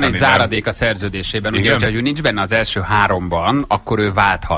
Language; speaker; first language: Hungarian; native; Hungarian